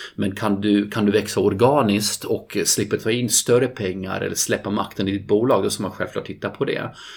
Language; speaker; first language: Swedish; non-native, fluent; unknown